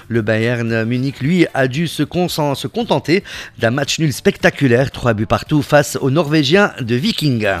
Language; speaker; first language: French; non-native, local second language; Arabic